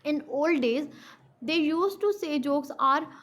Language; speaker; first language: English; non-native, local second language; Urdu